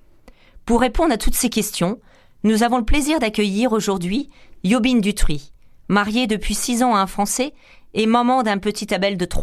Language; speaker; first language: French; non-native, local second language; Korean